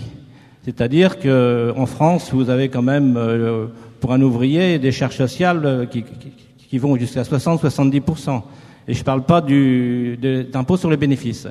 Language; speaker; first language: French; native; French